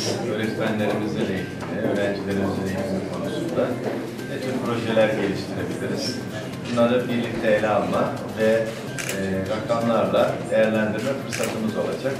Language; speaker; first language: Turkish; native; Turkish